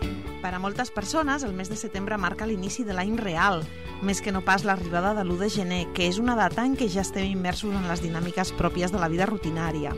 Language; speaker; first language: Catalan; native; Catalan